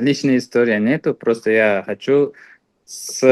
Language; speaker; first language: Russian; non-native, fluent; Uzbek